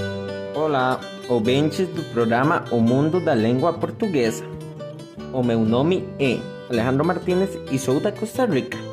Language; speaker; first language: Portuguese; non-native, learner; Spanish